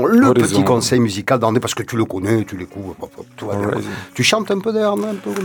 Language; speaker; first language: French; native; French